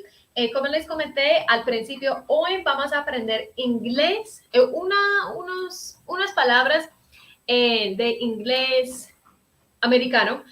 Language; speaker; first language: Spanish; early bilingual, heritage; Spanish